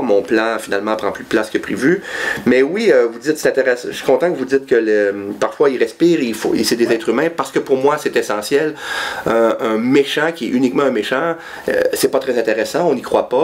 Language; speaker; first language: French; native; French